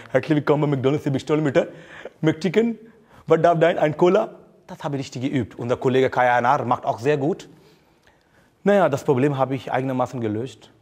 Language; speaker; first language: German; non-native, fluent; Hindi